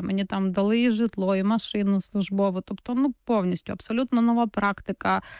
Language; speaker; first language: Ukrainian; native; Ukrainian